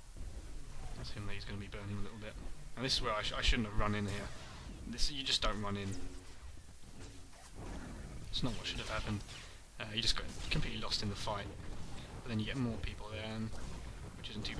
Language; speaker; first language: English; native; English